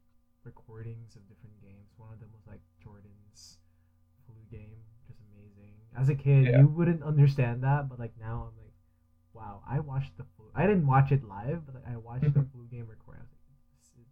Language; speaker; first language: English; early bilingual, other home language; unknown